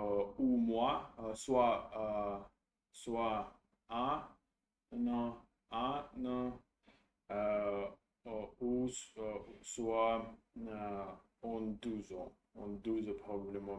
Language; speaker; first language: French; non-native, learner; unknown